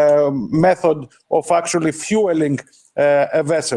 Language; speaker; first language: English; non-native, fluent; Greek